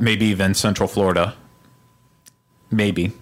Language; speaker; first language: English; native; English